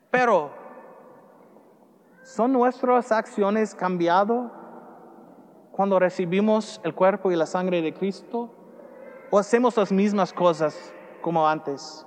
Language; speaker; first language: Spanish; non-native, learner; English